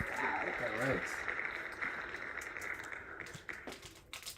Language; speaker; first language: English; native; English